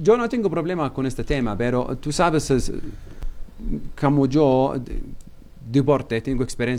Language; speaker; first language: Spanish; non-native, learner; Arabic